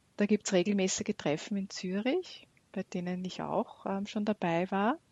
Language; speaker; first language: German; native; German